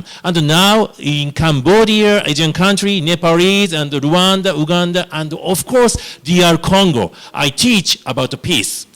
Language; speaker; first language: English; non-native, learner; Japanese